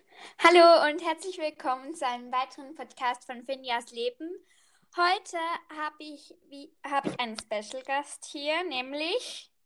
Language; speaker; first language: German; native; German